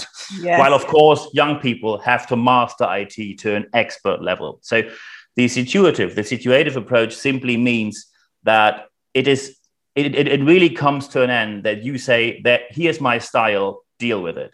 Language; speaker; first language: English; non-native, fluent; German